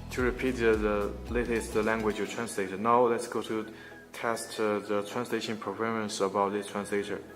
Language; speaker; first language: English; non-native, learner; Chinese